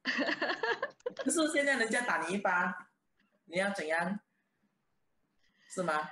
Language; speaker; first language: Chinese; native; Chinese